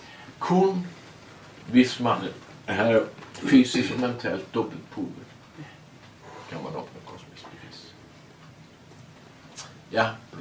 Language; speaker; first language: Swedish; non-native, learner; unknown